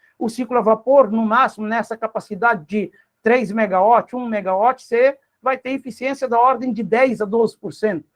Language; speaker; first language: Portuguese; non-native, local second language; Kabuverdianu